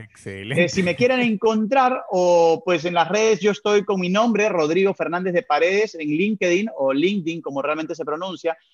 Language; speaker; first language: Spanish; native; Spanish